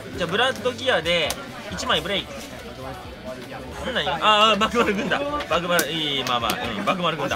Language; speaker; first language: Japanese; native; Japanese